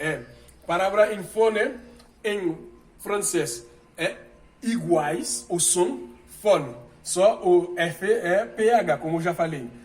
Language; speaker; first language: Portuguese; non-native, fluent; Haitian Creole